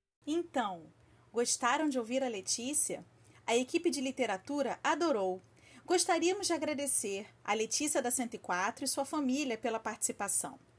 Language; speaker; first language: Portuguese; native; Portuguese